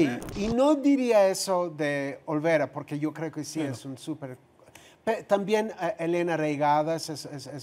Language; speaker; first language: Spanish; non-native, fluent; English